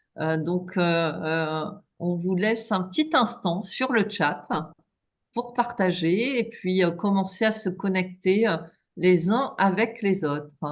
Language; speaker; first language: French; native; French